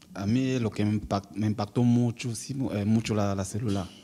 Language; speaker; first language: Spanish; non-native, learner; French